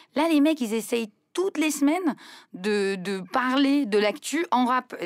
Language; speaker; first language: French; non-native, local second language; Arabic